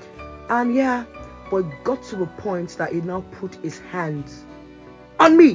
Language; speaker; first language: English; non-native, local second language; Yoruba